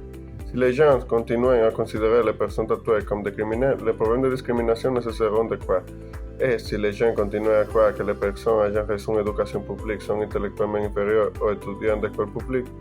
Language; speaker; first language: French; non-native, learner; Spanish